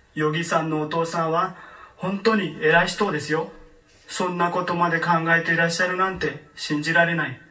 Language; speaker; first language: Japanese; non-native, learner; Marathi